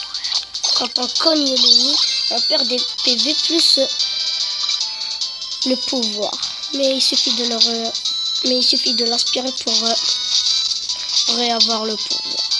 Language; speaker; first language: French; native; French